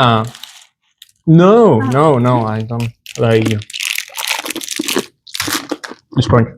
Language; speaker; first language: English; non-native, learner; Spanish